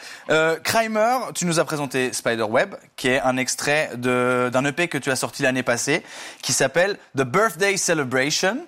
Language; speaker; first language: French; native; French